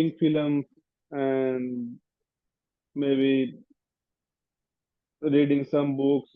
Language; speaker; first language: English; non-native, learner; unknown